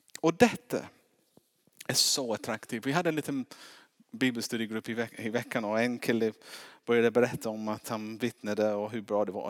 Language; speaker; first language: Swedish; non-native, fluent; English